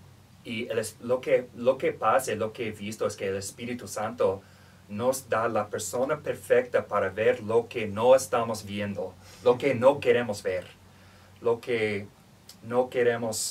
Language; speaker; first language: Spanish; non-native, fluent; English